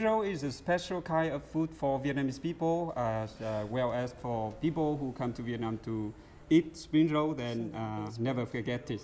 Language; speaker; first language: English; non-native, learner; Vietnamese